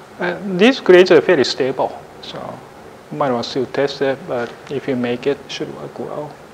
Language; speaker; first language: English; non-native, fluent; Japanese